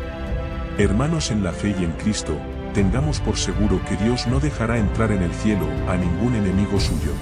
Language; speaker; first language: Spanish; native; Spanish